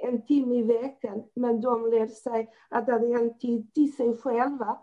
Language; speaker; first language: Swedish; non-native, fluent; Portuguese